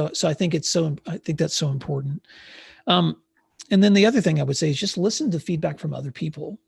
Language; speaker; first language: English; native; English